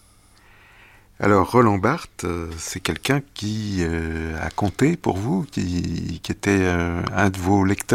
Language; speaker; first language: French; native; French